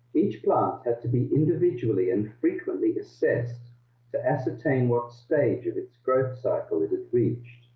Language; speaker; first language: English; early bilingual, other home language; Dutch